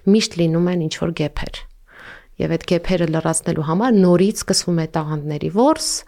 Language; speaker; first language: Armenian; native; Armenian